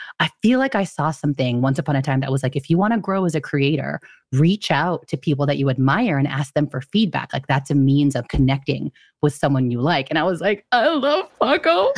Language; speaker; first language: English; early bilingual, other home language; Filipino